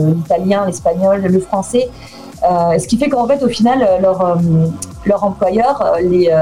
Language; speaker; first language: French; native; French